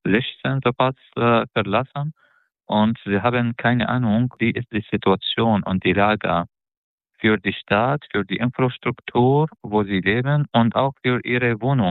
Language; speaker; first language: German; non-native, fluent; Arabic